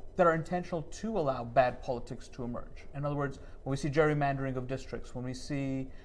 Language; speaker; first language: English; native; English